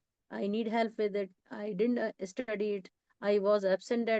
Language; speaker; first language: English; non-native, local second language; Hindi